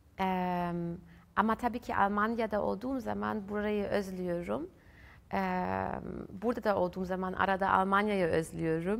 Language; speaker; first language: Turkish; early bilingual, heritage; German